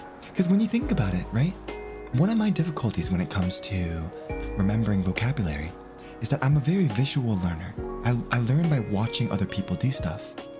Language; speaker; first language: English; native; English